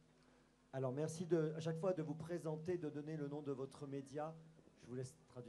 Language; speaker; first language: French; native; French